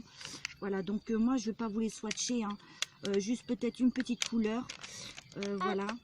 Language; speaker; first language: French; native; French